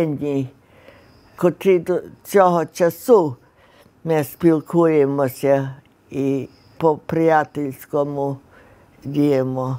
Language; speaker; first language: Ukrainian; early bilingual, heritage; Ukrainian